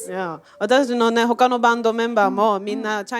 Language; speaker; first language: Japanese; native; Japanese